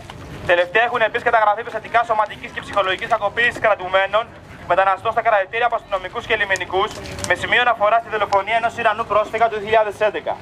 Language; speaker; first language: Greek; native; Greek